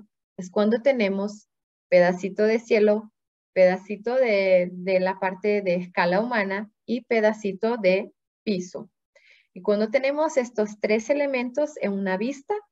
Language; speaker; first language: Spanish; non-native, fluent; Portuguese